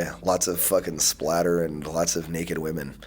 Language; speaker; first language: English; native; English